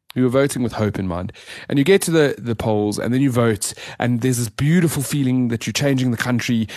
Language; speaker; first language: English; native; English